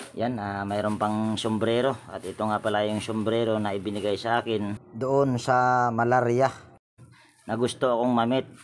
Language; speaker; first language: Filipino; native; Filipino